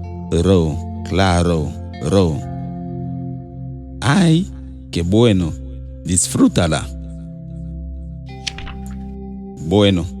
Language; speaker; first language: Spanish; non-native, fluent; Haitian Creole